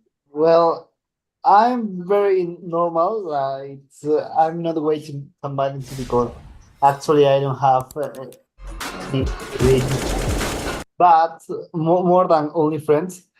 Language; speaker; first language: English; non-native, learner; Spanish